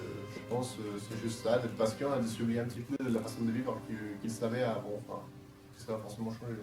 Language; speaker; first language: French; non-native, fluent; Spanish